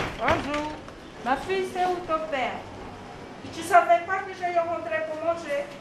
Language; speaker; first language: French; non-native, learner; Portuguese